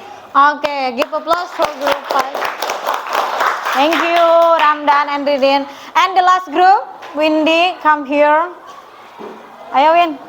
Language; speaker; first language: English; non-native, fluent; Indonesian